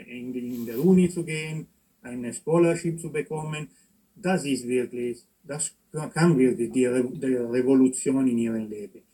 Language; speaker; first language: German; non-native, fluent; Italian